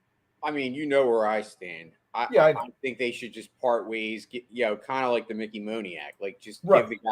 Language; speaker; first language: English; native; English